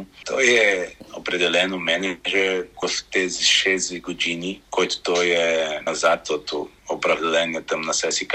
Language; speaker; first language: Bulgarian; non-native, learner; Portuguese